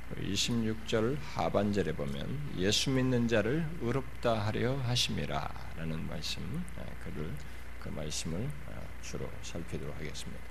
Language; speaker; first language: Korean; native; Korean